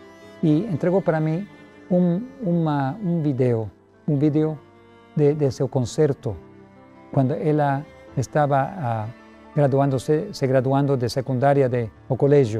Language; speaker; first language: Spanish; non-native, learner; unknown